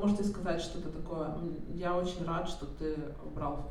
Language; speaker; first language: Russian; native; Russian